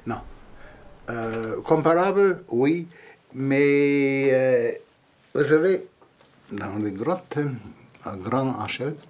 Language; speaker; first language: French; non-native, fluent; German